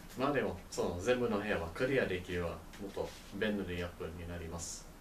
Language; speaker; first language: Japanese; non-native, learner; English